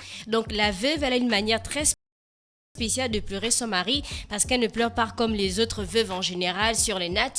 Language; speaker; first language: French; native; French